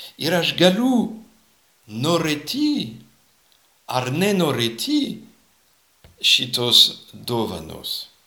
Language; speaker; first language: Lithuanian; non-native, fluent; French